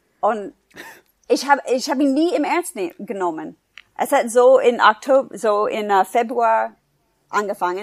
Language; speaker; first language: German; non-native, fluent; English